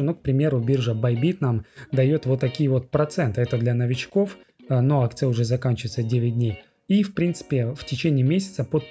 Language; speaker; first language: Russian; native; Russian